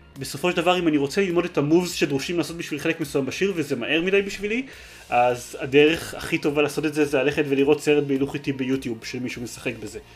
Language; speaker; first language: Hebrew; native; Hebrew